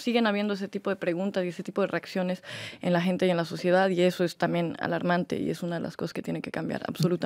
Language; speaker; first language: Spanish; native; Spanish